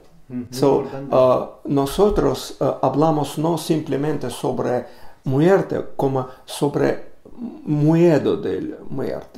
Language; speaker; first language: Spanish; non-native, learner; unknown